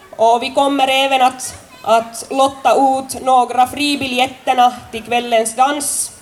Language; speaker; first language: Swedish; non-native, local second language; Finnish